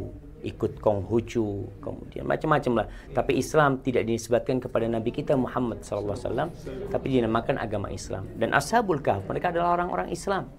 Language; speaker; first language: Indonesian; native; Indonesian